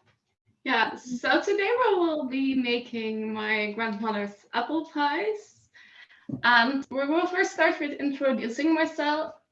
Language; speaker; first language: English; non-native, fluent; Dutch